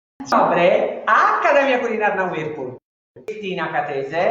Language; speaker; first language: Polish; non-native, learner; Italian